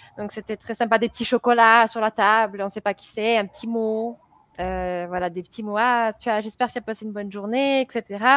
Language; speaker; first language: French; native; French